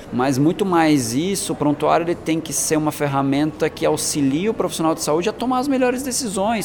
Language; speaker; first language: Portuguese; early bilingual, other home language; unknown